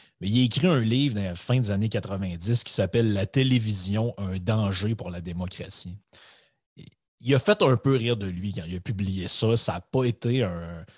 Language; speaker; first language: French; native; French